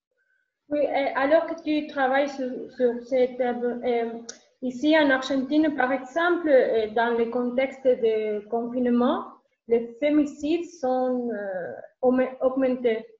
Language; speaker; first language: French; non-native, learner; Spanish